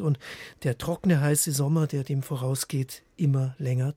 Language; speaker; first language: German; native; German